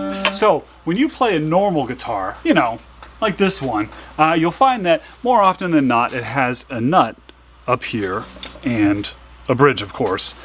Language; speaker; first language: English; native; English